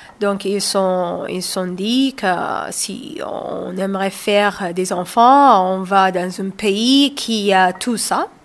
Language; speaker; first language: French; non-native, learner; Somali